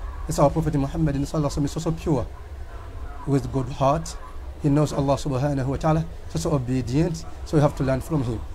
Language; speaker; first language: English; non-native, local second language; Ganda